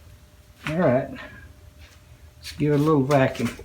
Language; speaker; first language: English; native; English